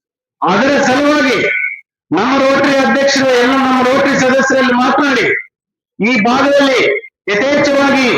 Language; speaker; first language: Kannada; native; Kannada